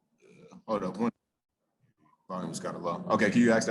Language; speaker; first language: English; native; English